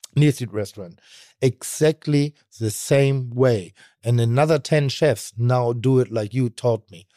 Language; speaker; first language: English; non-native, fluent; German